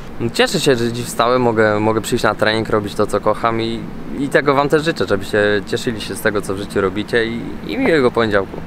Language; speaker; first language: Polish; native; Polish